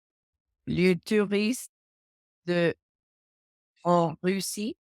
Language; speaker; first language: French; non-native, learner; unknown